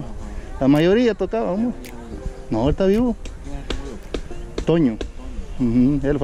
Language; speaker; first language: Spanish; native; Spanish